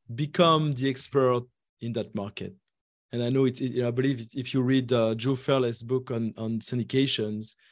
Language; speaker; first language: English; non-native, fluent; French